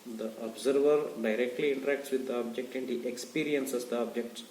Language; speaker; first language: English; non-native, local second language; Kannada